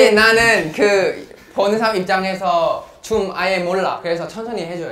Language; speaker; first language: Korean; non-native, fluent; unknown